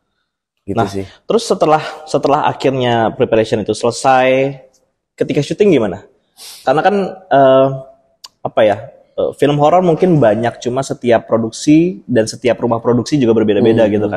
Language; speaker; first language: Indonesian; native; Indonesian